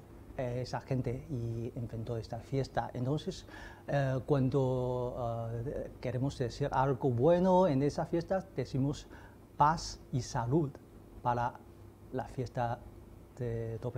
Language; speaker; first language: Spanish; non-native, fluent; Chinese